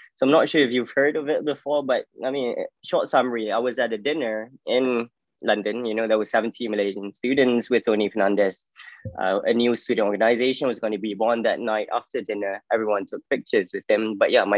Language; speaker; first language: English; non-native, local second language; Malay